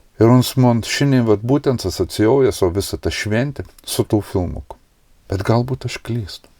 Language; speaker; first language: Lithuanian; native; Lithuanian